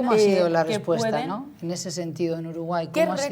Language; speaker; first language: Spanish; native; Spanish